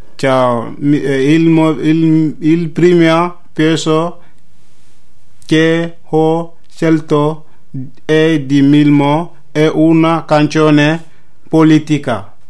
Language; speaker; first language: Italian; non-native, learner; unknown